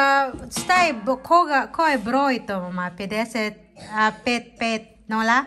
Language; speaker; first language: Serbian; non-native, learner; Filipino